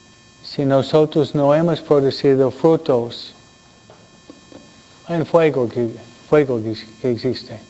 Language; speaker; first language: Spanish; non-native, fluent; English